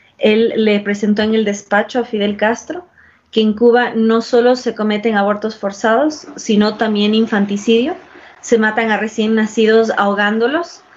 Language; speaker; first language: Spanish; early bilingual, heritage; English